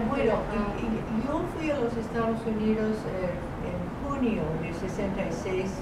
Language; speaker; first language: Spanish; non-native, fluent; English